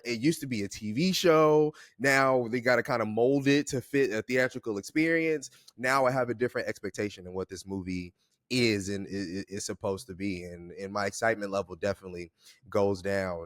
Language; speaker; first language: English; native; English